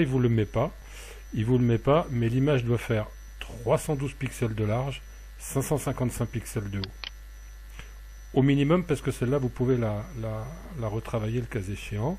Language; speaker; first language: French; native; French